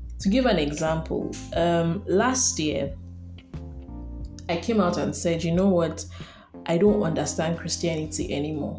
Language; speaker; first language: English; non-native, local second language; Igbo